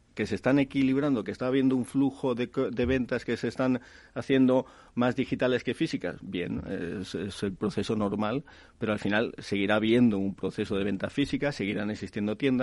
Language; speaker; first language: Spanish; native; Spanish